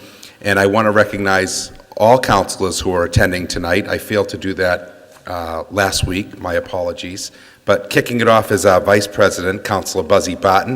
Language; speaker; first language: English; native; English